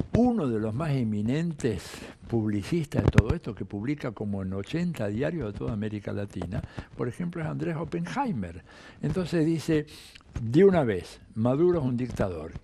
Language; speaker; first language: Spanish; early bilingual, other home language; Italian